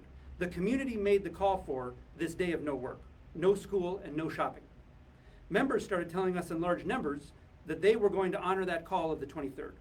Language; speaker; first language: English; native; English